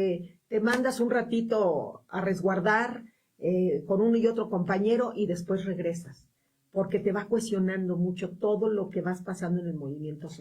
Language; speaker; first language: Spanish; native; Spanish